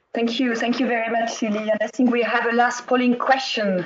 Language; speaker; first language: English; non-native, fluent; French